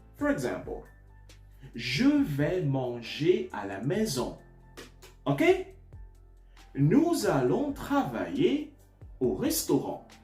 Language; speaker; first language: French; non-native, fluent; Portuguese